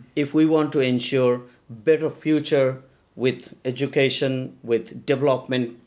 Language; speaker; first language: English; non-native, local second language; Nepali